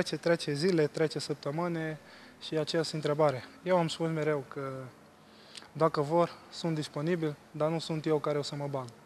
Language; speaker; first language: Romanian; non-native, fluent; Portuguese